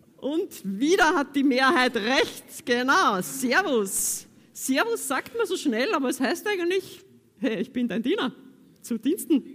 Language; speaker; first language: German; native; German